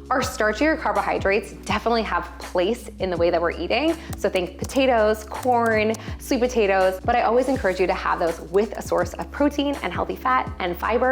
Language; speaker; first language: English; native; English